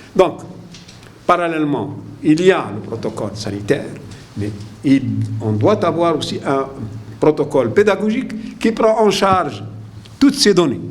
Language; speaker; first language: French; non-native, local second language; Arabic